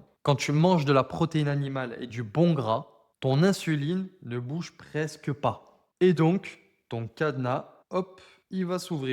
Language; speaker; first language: French; native; French